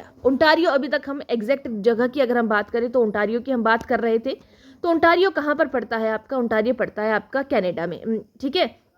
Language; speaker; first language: Hindi; native; Hindi